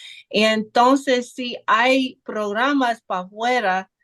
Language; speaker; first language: Spanish; non-native, learner; English